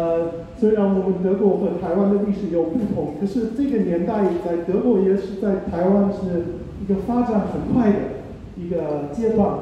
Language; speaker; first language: Chinese; non-native, fluent; German